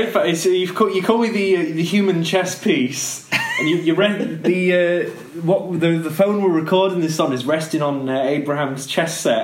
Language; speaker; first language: English; native; English